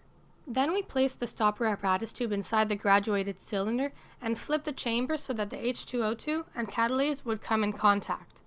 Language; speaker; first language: English; native; English